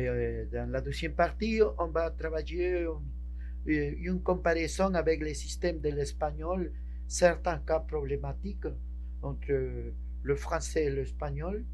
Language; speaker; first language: French; non-native, fluent; Spanish